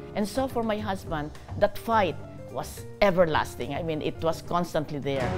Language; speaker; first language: English; non-native, local second language; Bikol